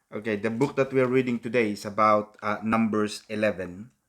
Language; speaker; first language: English; non-native, local second language; Filipino